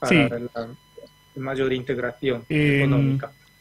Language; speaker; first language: Spanish; non-native, fluent; Japanese